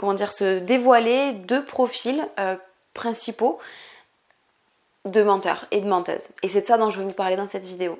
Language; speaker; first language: French; native; French